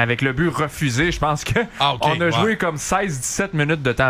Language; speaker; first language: French; native; French